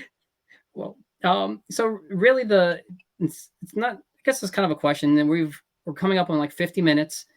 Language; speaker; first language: English; native; English